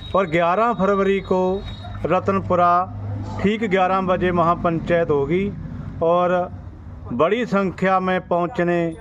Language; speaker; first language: Hindi; non-native, local second language; Punjabi